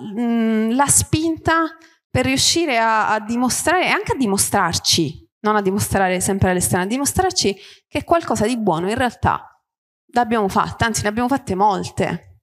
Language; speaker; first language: Italian; native; Italian